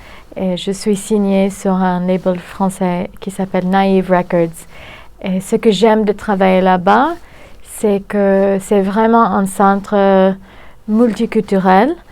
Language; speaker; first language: French; non-native, fluent; English